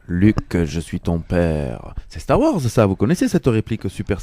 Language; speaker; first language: French; native; French